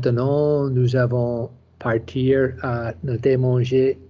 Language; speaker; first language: French; non-native, learner; English